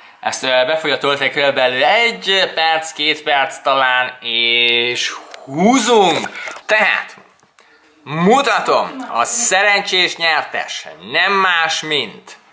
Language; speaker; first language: Hungarian; native; Hungarian